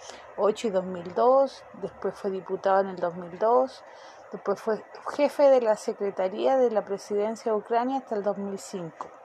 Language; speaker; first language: Portuguese; non-native, fluent; Spanish